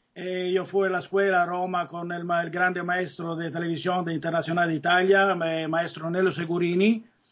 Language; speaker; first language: Italian; native; Italian